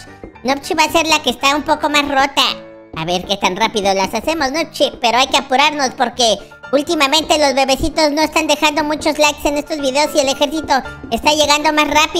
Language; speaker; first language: Spanish; native; Spanish